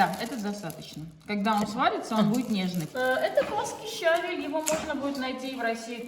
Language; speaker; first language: Russian; non-native, local second language; Armenian